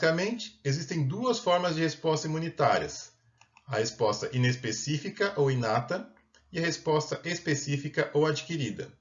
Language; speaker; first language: Portuguese; native; Portuguese